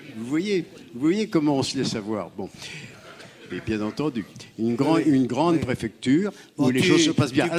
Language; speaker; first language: French; native; French